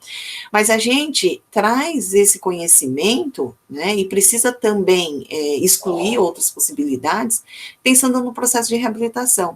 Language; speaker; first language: Portuguese; native; Portuguese